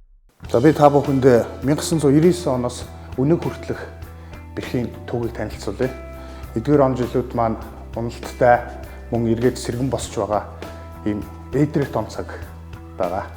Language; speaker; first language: Mongolian; native; Mongolian